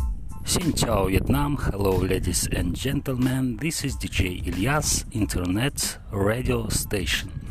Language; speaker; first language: English; non-native, learner; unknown